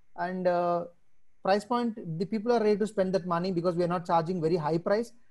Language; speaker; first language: English; non-native, local second language; Telugu